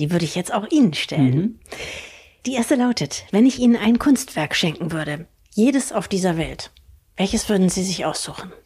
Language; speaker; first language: German; native; German